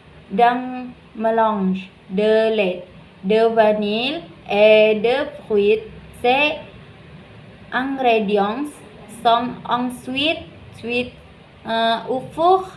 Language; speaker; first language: French; non-native, learner; Indonesian